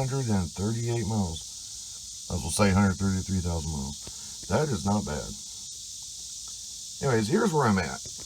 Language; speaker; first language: English; native; English